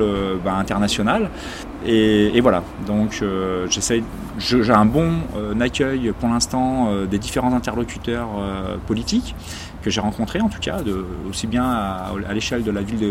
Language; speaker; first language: French; native; French